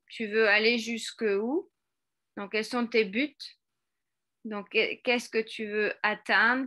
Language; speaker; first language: French; non-native, fluent; Spanish